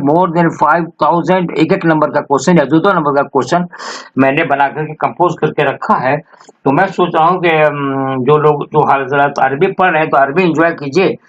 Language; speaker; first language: Urdu; native; Urdu